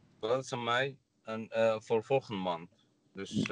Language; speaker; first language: Dutch; non-native, learner; Arabic